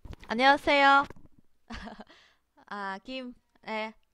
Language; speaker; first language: Korean; non-native, fluent; Vietnamese